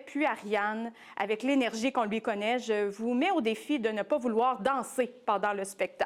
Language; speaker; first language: French; native; French